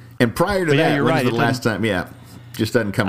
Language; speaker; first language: English; native; English